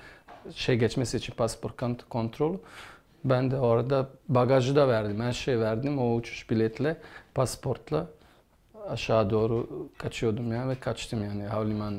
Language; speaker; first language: Turkish; non-native, fluent; Bosnian